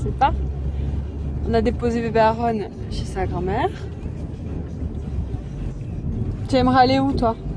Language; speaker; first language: French; native; French